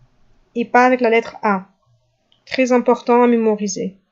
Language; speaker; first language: French; non-native, fluent; Russian